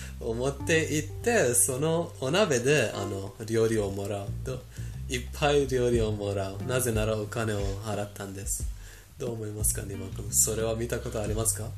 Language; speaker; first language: Japanese; non-native, fluent; Persian